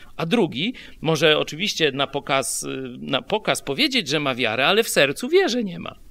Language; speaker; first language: Polish; native; Polish